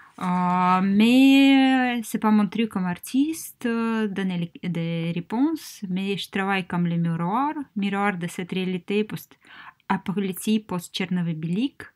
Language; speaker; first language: French; non-native, fluent; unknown